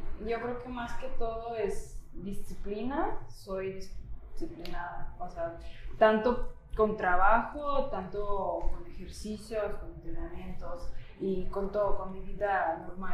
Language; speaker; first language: Spanish; non-native, fluent; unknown